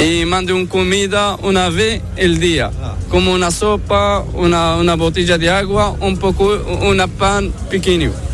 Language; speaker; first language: Spanish; non-native, learner; Arabic